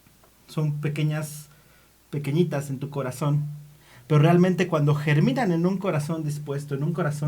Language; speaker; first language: Spanish; native; Spanish